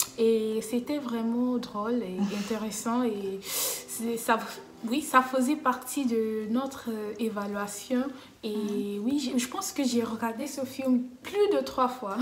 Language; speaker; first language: French; non-native, fluent; Yoruba